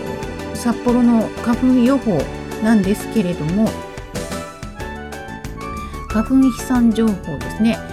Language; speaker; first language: Japanese; native; Japanese